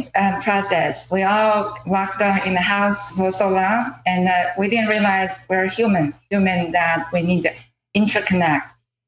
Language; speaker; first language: English; non-native, fluent; Chinese